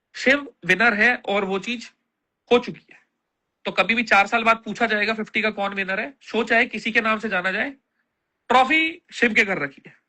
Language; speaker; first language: Hindi; native; Hindi